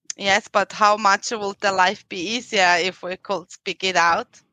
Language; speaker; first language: English; non-native, fluent; German